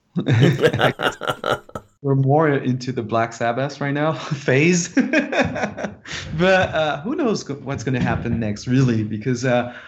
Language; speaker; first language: English; non-native, fluent; French